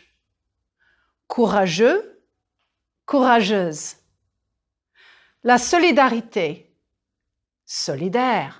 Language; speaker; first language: French; non-native, fluent; English